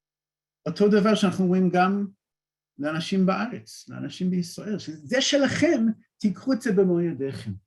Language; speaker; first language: Hebrew; non-native, fluent; English